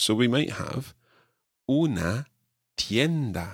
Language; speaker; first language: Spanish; non-native, fluent; English